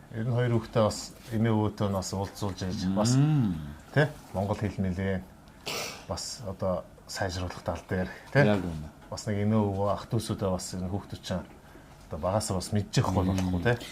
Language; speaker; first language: Mongolian; native; Mongolian